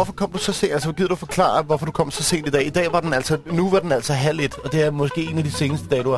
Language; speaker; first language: Danish; native; Danish